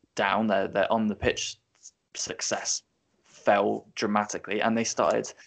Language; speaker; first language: English; native; English